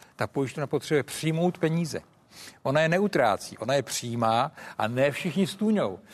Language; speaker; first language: Czech; native; Czech